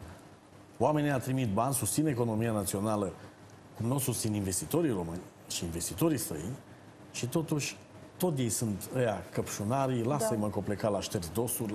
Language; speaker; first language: Romanian; native; Romanian